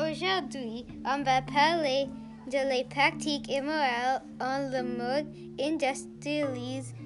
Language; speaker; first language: French; non-native, learner; English